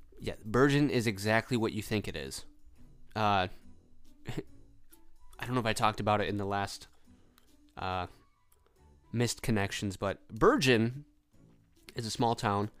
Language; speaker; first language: English; native; English